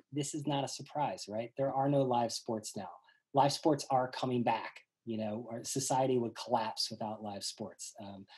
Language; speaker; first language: English; native; English